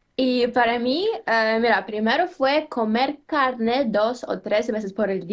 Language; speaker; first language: Spanish; non-native, learner; Ukrainian